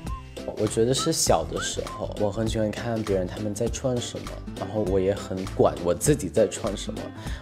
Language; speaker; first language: Chinese; non-native, fluent; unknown